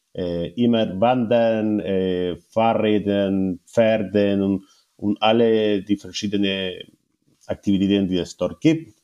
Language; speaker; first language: German; non-native, learner; Spanish